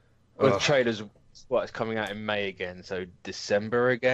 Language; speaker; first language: English; native; English